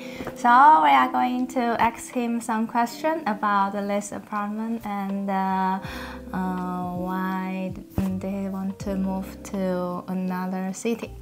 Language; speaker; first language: English; non-native, learner; Chinese